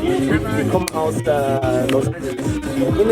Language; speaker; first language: German; non-native, learner; English